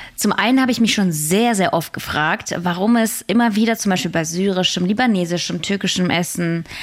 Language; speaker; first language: German; early bilingual, other home language; Russian